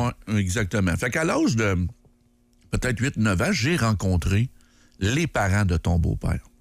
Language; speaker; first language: French; native; French